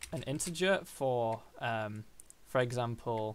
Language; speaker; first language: English; native; English